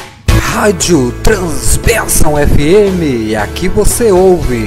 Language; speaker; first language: Portuguese; native; Portuguese